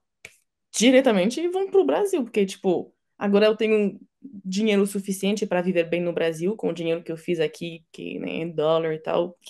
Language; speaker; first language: Portuguese; non-native, fluent; French